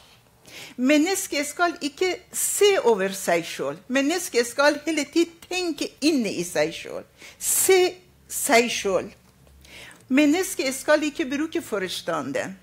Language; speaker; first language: Norwegian; non-native, fluent; Arabic